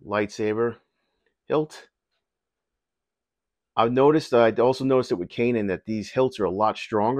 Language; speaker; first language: English; native; English